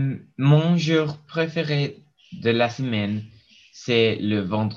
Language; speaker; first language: French; non-native, learner; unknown